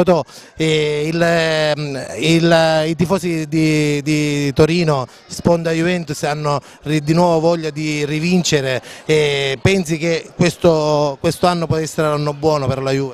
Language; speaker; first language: Italian; native; Italian